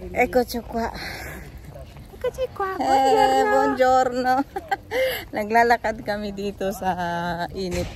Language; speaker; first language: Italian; non-native, learner; Filipino